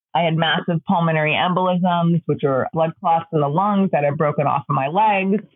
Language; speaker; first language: English; native; English